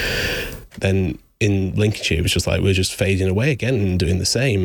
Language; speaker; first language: English; native; English